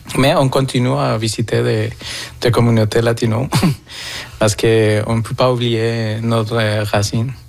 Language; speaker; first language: French; non-native, fluent; Spanish